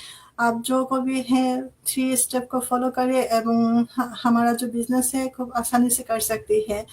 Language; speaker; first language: Hindi; non-native, fluent; Bangla